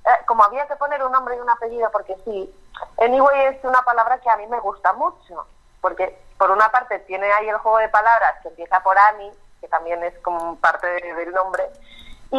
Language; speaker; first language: Spanish; native; Spanish